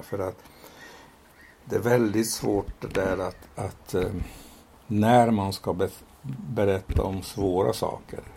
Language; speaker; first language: Swedish; non-native, fluent; Hungarian